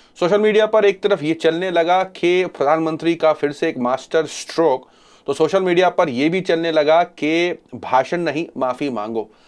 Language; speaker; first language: Hindi; native; Hindi